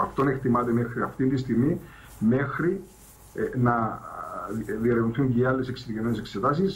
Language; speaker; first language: Greek; native; Greek